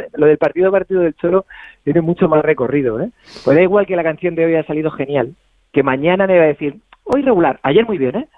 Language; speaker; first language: Spanish; native; Spanish